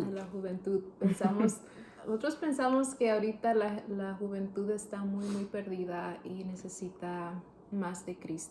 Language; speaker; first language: Spanish; early bilingual, heritage; Spanish